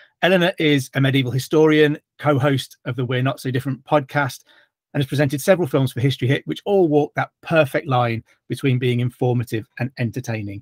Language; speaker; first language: English; native; English